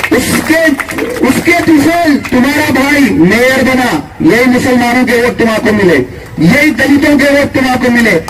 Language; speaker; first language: Urdu; native; Urdu